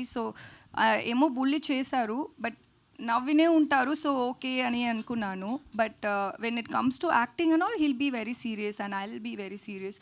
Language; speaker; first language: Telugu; non-native, local second language; Tamil